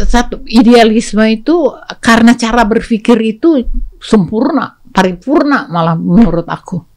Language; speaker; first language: Indonesian; native; Indonesian